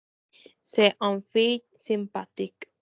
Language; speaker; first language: French; non-native, learner; Spanish